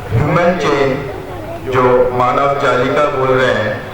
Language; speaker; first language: Hindi; non-native, local second language; Malayalam